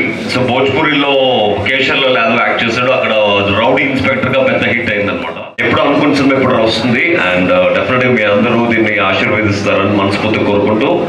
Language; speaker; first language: Telugu; native; Telugu